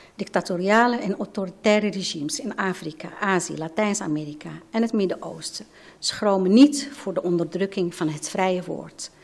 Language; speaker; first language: Dutch; non-native, fluent; Arabic